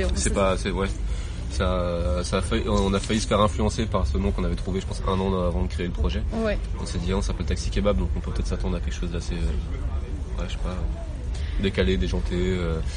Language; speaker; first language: French; native; French